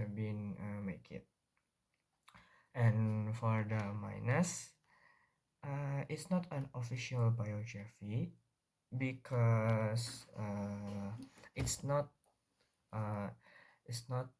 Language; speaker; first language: English; non-native, learner; Indonesian